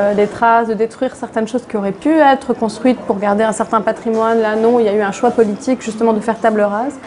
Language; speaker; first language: French; non-native, local second language; Arabic